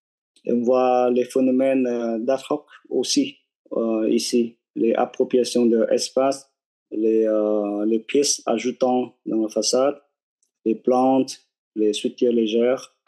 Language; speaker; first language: French; non-native, fluent; Vietnamese